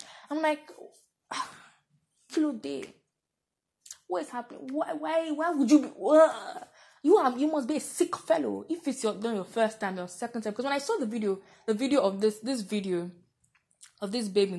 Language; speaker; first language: English; non-native, local second language; Yoruba